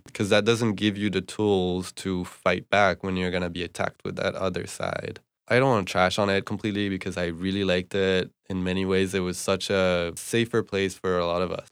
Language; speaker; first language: English; non-native, fluent; French